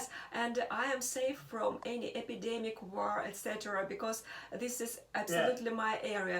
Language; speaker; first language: English; non-native, learner; Russian